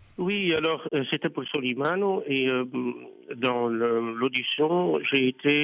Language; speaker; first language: French; non-native, fluent; Dutch